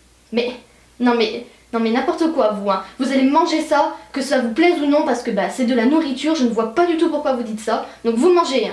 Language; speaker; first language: French; native; French